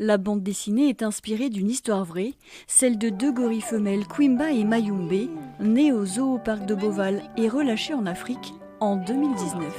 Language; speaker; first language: French; native; French